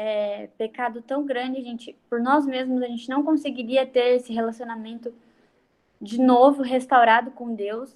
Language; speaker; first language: Portuguese; native; Portuguese